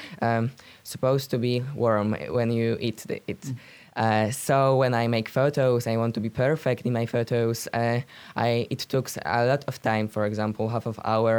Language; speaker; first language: English; non-native, learner; Polish